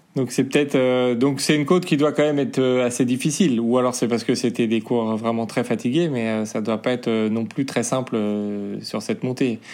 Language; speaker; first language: French; native; French